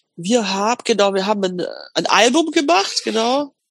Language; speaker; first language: German; native; German